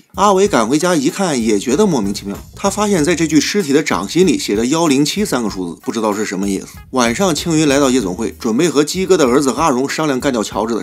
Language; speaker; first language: Chinese; native; Chinese